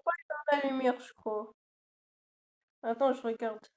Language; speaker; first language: French; native; French